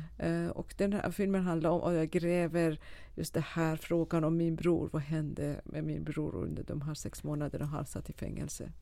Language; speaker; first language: Swedish; non-native, fluent; Persian